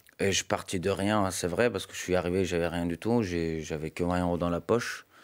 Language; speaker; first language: French; non-native, fluent; Persian